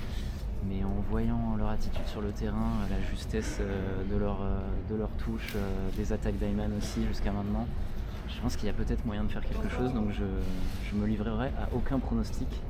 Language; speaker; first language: French; native; French